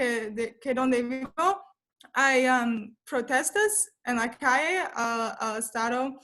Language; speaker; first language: Spanish; non-native, learner; English